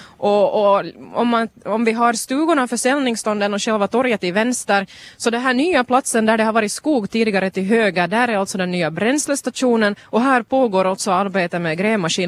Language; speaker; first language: Swedish; native; Swedish